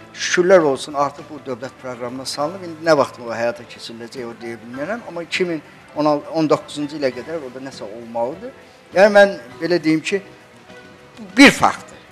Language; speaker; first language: Azerbaijani; native; Azerbaijani